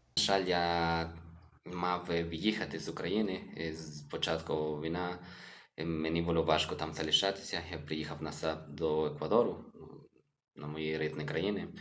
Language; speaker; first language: Ukrainian; non-native, learner; Spanish